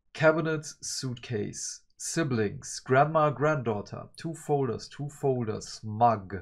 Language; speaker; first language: English; early bilingual, other home language; Turkish